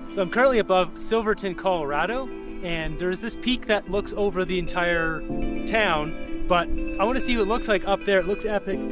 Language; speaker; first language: English; native; English